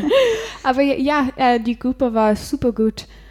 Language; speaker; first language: German; non-native, learner; English